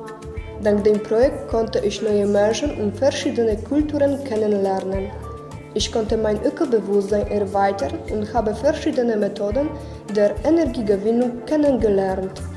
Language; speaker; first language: German; non-native, learner; Polish